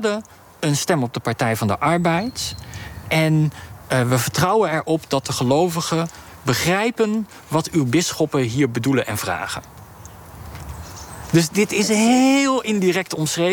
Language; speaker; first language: Dutch; native; Dutch